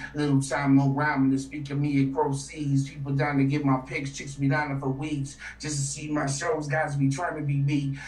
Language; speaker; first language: English; native; English